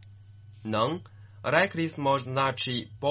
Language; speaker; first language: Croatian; non-native, fluent; Chinese